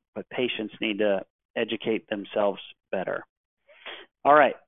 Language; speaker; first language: English; native; English